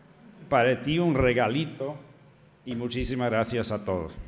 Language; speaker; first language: Spanish; non-native, fluent; English